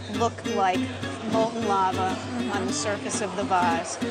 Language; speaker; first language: English; native; English